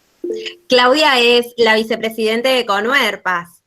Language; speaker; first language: Spanish; native; Spanish